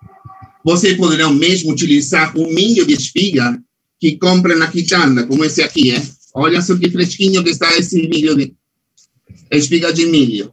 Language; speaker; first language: Portuguese; non-native, fluent; Spanish